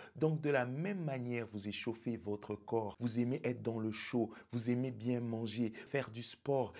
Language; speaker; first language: French; non-native, local second language; Lingala